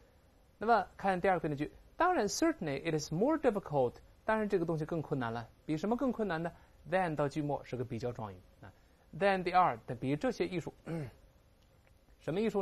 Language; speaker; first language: Chinese; native; Chinese